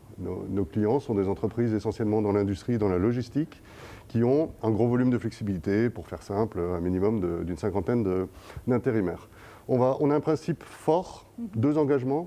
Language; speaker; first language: French; native; French